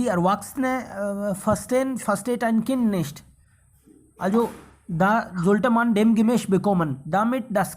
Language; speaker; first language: German; non-native, fluent; Hindi